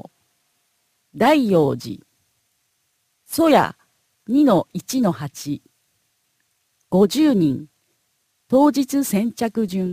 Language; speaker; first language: Japanese; native; Japanese